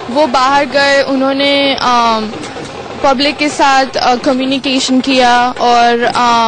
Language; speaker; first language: Hindi; non-native, local second language; Gujarati